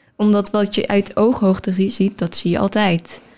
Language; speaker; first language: Dutch; native; Dutch